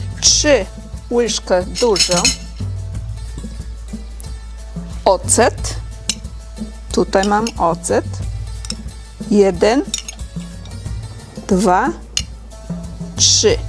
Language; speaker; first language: Polish; non-native, learner; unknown